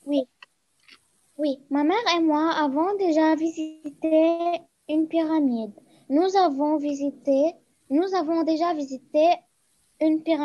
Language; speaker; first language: French; non-native, learner; Arabic